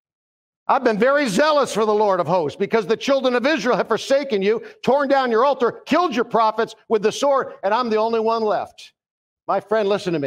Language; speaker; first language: English; native; English